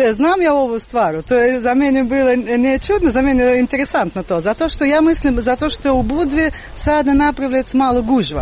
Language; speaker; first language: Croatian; non-native, learner; Turkish